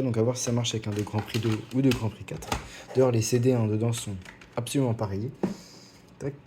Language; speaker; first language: French; native; French